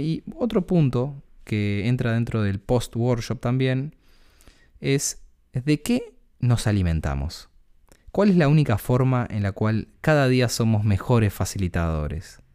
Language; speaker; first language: Spanish; native; Spanish